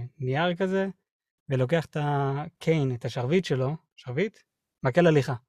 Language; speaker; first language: Hebrew; early bilingual, other home language; English